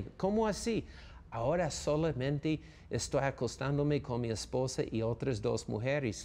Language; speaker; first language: Spanish; non-native, fluent; English